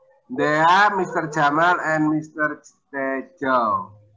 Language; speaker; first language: English; non-native, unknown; Indonesian